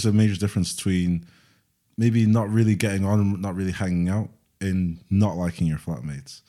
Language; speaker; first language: English; native; English